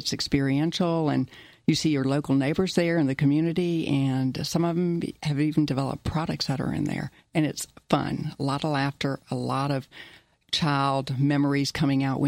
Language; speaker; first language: English; early bilingual, other home language; German